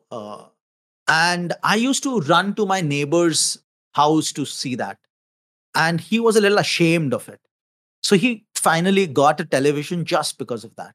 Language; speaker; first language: English; non-native, local second language; Hindi